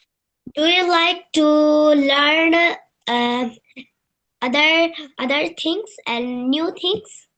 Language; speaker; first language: English; non-native, learner; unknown